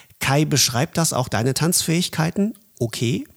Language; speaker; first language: German; native; German